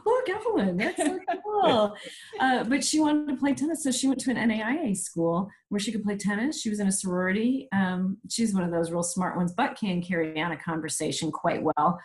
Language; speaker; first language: English; native; English